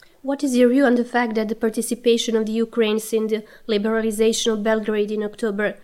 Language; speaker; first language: English; non-native, fluent; Serbian